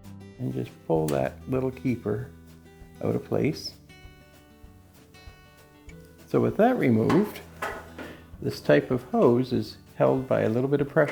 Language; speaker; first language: English; native; English